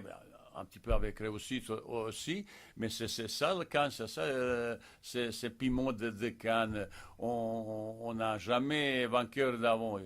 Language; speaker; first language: French; non-native, fluent; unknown